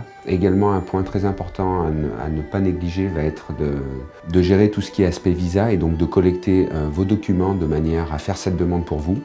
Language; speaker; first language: French; native; French